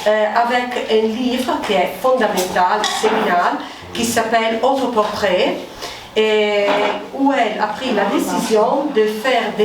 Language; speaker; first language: French; non-native, fluent; Italian